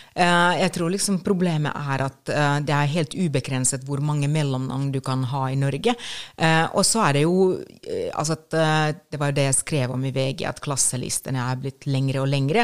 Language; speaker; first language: Norwegian; non-native, fluent; Finnish